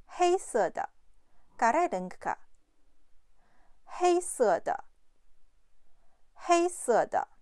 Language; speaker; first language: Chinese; non-native, fluent; Urdu